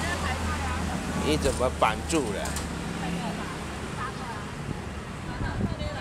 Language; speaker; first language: Chinese; native; Chinese